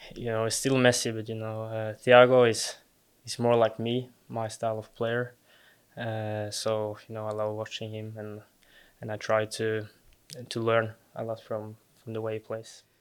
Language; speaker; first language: English; non-native, fluent; Norwegian